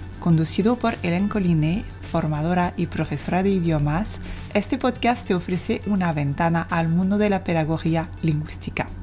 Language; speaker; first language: Spanish; non-native, fluent; French